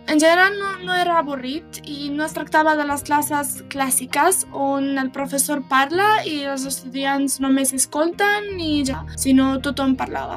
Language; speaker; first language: Catalan; non-native, fluent; Serbian